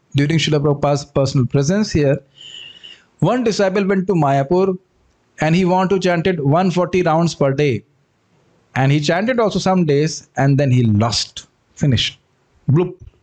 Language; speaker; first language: English; non-native, local second language; Hindi